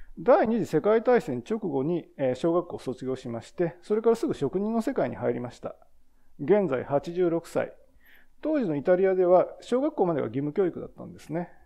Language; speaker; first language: Japanese; native; Japanese